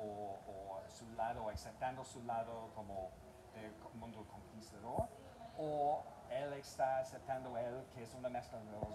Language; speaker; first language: Spanish; non-native, learner; English